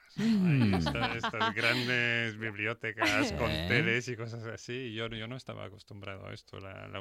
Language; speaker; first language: Spanish; non-native, fluent; French